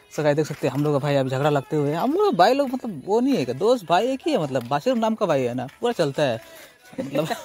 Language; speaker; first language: Hindi; non-native, local second language; Nepali